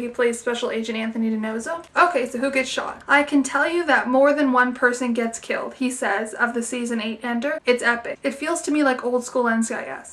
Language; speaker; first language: English; native; English